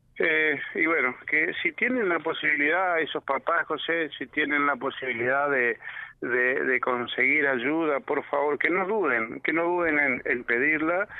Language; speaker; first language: Spanish; native; Spanish